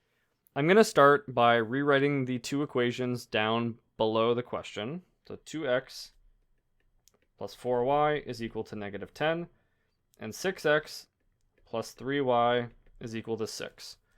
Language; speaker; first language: English; native; English